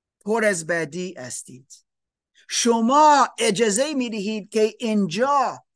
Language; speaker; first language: Persian; non-native, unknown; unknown